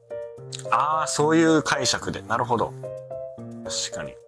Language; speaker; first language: Japanese; native; Japanese